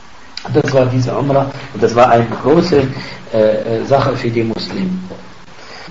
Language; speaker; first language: German; non-native, fluent; Arabic